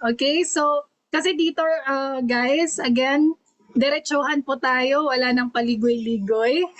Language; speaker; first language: Filipino; non-native, local second language; Cebuano